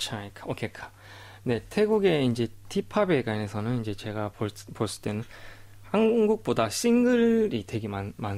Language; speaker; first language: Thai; non-native, fluent; Korean